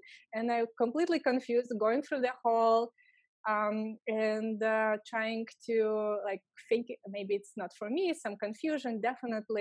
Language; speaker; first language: English; non-native, fluent; Lithuanian